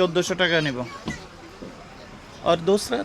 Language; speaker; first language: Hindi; non-native, learner; Bangla